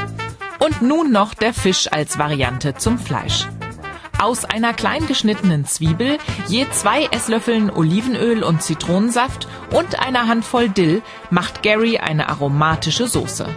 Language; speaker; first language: German; native; German